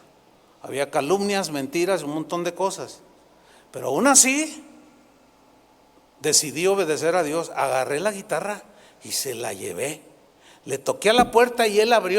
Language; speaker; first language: Spanish; native; Spanish